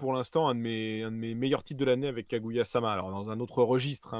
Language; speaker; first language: French; native; French